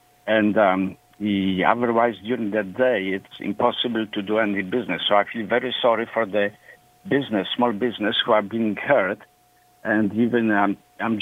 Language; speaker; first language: English; non-native, fluent; Polish